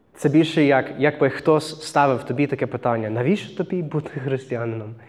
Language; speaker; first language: Ukrainian; non-native, fluent; English